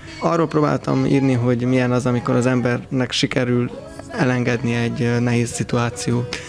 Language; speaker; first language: Hungarian; native; Hungarian